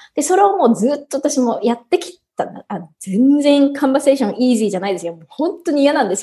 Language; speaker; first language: Japanese; native; Japanese